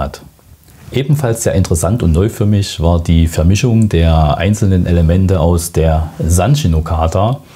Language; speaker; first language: German; native; German